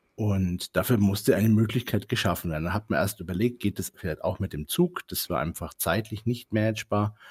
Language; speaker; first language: German; native; German